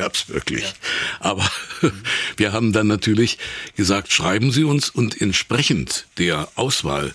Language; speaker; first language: German; native; German